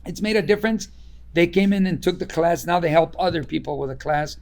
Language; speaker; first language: English; native; English